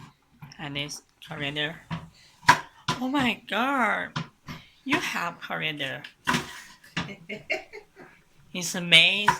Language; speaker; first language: English; non-native, learner; Thai